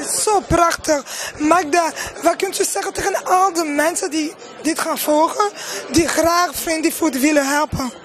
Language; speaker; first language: Dutch; non-native, learner; French